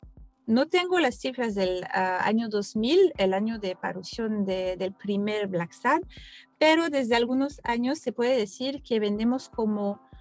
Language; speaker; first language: Spanish; non-native, fluent; French